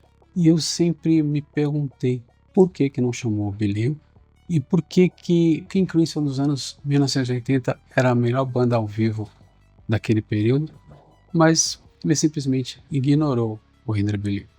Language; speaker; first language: Portuguese; native; Portuguese